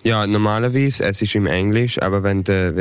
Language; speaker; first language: German; early bilingual, heritage; English